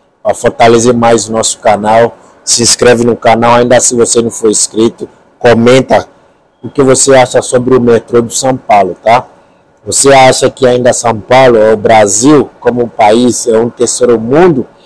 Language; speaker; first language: Portuguese; non-native, learner; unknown